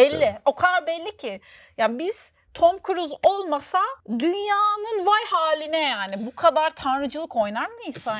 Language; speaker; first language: Turkish; native; Turkish